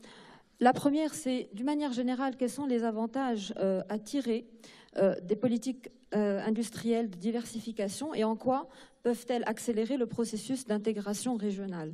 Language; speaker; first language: French; non-native, local second language; Arabic